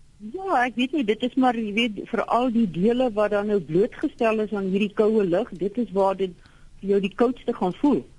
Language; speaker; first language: Afrikaans; native; Afrikaans